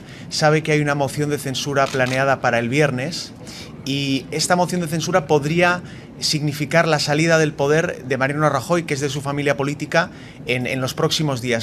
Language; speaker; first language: Spanish; native; Spanish